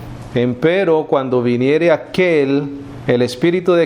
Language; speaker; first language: Spanish; native; Spanish